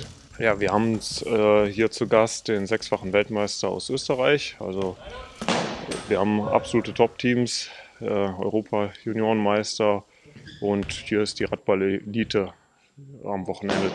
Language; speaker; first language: German; native; German